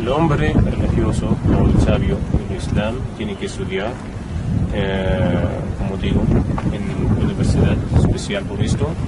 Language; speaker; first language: Spanish; non-native, learner; Arabic